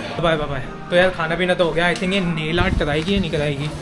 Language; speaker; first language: Hindi; native; Hindi